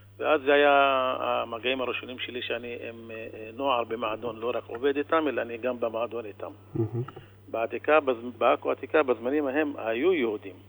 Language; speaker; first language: Hebrew; non-native, local second language; Arabic